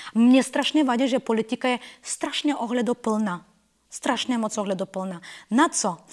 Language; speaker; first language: Czech; non-native, fluent; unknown